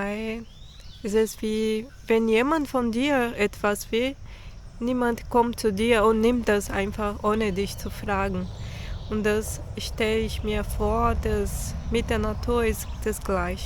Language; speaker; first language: German; non-native, fluent; Portuguese